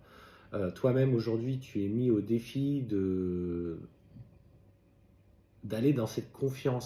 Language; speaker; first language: French; native; French